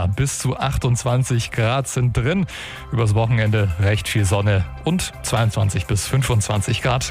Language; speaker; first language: German; native; German